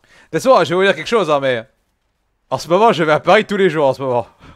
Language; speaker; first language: French; native; French